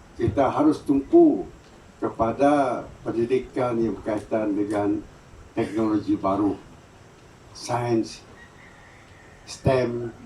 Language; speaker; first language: Malay; non-native, local second language; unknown